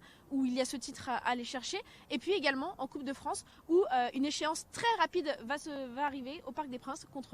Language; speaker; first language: French; native; French